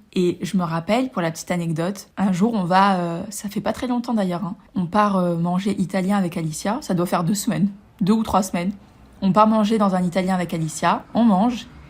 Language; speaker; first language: French; native; French